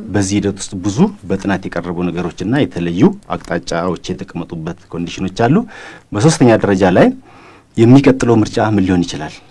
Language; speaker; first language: Amharic; non-native, local second language; Oromo